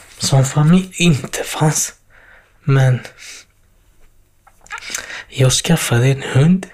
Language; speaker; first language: Swedish; non-native, learner; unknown